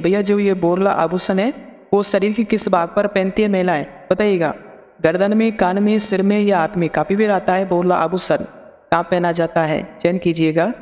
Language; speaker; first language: Hindi; native; Hindi